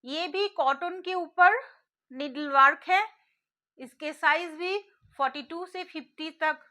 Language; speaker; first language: Hindi; non-native, local second language; Bangla